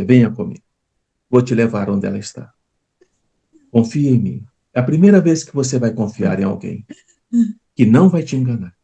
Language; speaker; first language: Portuguese; native; Portuguese